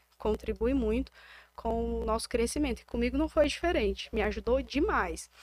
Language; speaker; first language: Portuguese; native; Portuguese